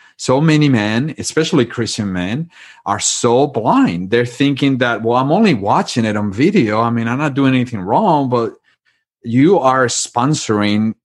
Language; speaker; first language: English; non-native, fluent; Spanish